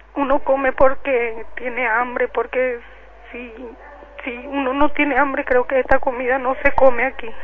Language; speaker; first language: Spanish; native; Spanish